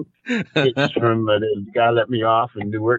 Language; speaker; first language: English; native; English